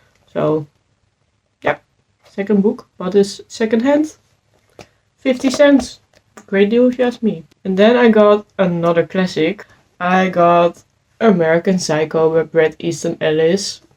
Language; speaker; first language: English; non-native, fluent; Dutch